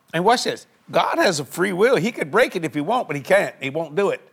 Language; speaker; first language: English; native; English